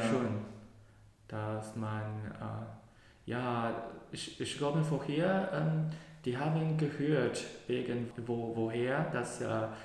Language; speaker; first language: German; non-native, learner; Cantonese